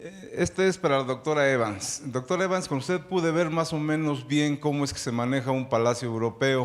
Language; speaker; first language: Spanish; native; Spanish